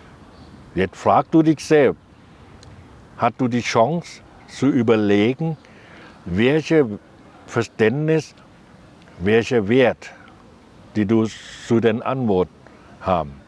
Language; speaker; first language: German; non-native, learner; Thai